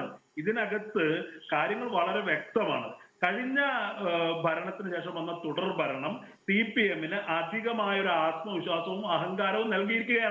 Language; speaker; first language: Malayalam; native; Malayalam